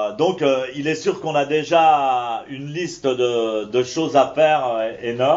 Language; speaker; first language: French; native; French